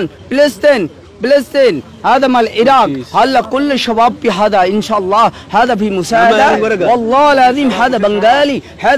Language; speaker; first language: Arabic; non-native, learner; Bangla